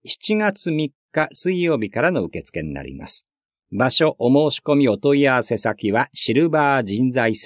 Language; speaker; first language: Japanese; native; Japanese